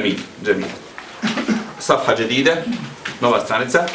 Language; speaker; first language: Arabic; non-native, fluent; Bosnian